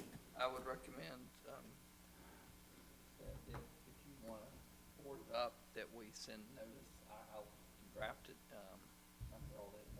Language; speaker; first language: English; native; English